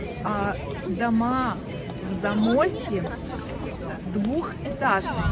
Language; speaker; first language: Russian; native; Russian